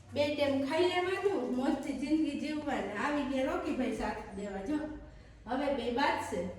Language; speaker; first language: Gujarati; native; Gujarati